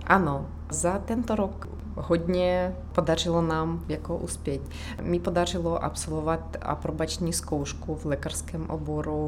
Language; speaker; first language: Czech; non-native, learner; Ukrainian